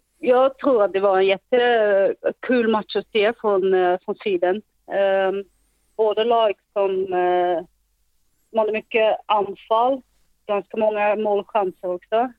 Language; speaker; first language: Swedish; non-native, fluent; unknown